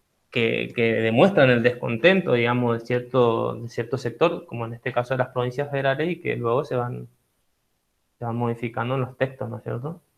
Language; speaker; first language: Spanish; native; Spanish